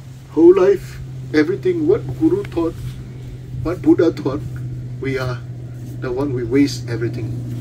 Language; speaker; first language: English; non-native, local second language; Chinese